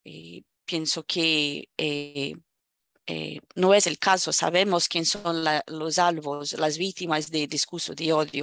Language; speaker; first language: Spanish; non-native, fluent; Portuguese